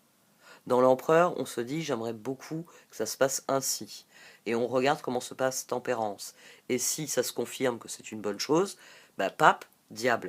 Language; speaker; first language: French; native; French